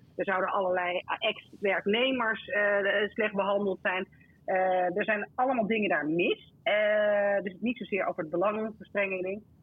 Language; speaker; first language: Dutch; native; Dutch